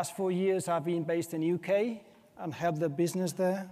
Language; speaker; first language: English; non-native, fluent; Spanish